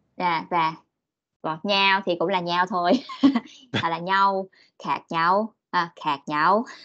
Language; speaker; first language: Vietnamese; native; Vietnamese